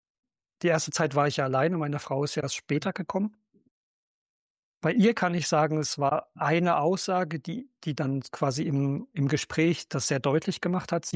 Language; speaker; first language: German; native; German